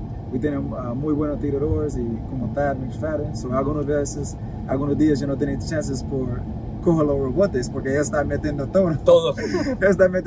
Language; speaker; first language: Spanish; non-native, learner; English